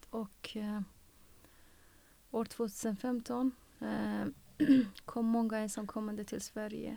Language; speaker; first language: Swedish; non-native, fluent; Persian